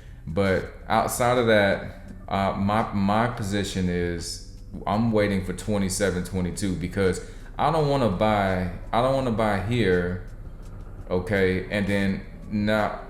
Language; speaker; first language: English; native; English